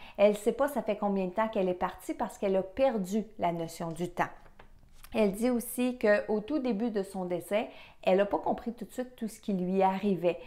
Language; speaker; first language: French; native; French